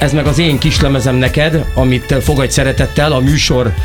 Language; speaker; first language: Hungarian; native; Hungarian